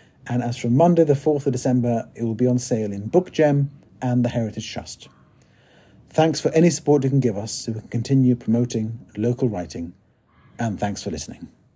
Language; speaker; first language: English; native; English